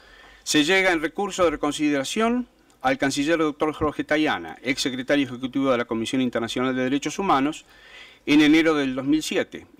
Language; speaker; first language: Spanish; native; Spanish